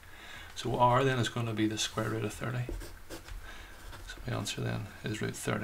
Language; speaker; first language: English; native; English